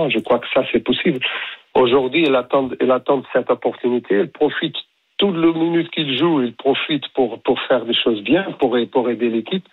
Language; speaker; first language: French; non-native, fluent; Portuguese